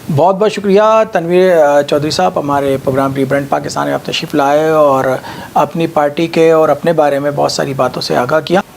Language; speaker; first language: Urdu; native; Urdu